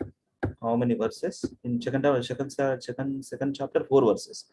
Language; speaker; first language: English; non-native, local second language; Telugu